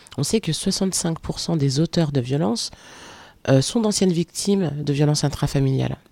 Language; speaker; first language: French; early bilingual, other home language; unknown